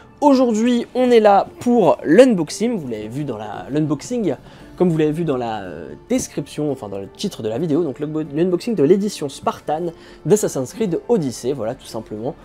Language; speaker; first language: French; native; French